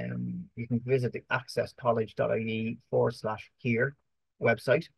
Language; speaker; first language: English; native; English